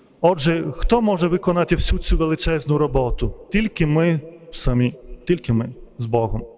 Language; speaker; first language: Ukrainian; non-native, fluent; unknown